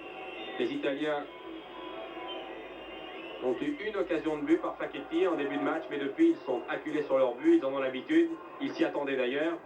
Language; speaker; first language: French; native; French